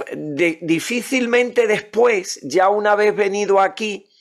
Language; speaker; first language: Spanish; native; Spanish